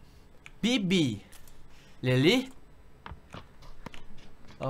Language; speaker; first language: English; non-native, learner; Thai